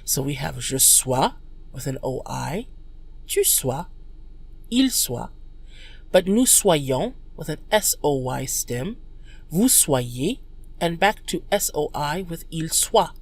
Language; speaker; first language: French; non-native, fluent; English